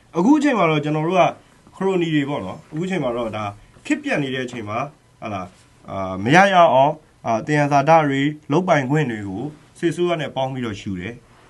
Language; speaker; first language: Burmese; native; Burmese